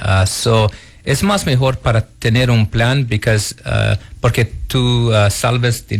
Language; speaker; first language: Spanish; non-native, learner; Portuguese